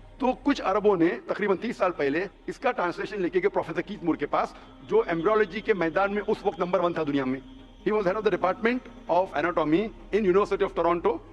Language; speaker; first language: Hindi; non-native, local second language; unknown